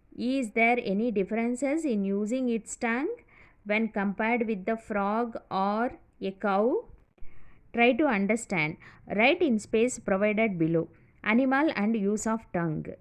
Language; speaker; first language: English; non-native, local second language; Telugu